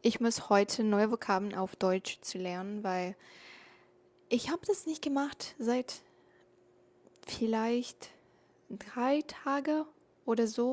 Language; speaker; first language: German; non-native, learner; Portuguese